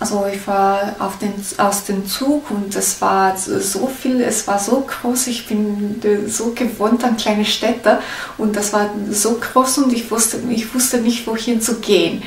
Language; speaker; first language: German; non-native, learner; Italian